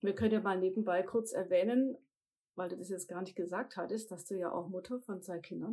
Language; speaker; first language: German; native; German